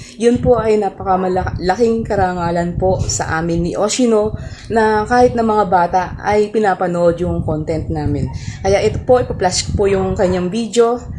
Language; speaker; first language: Filipino; native; Filipino